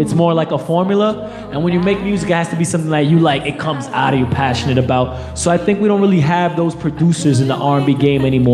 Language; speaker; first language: English; early bilingual, other home language; Spanish